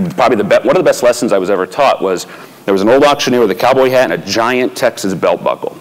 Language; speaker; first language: English; native; English